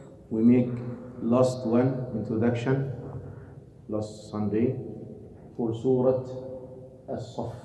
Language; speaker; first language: English; non-native, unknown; Arabic